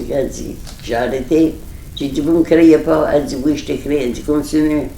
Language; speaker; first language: French; native; French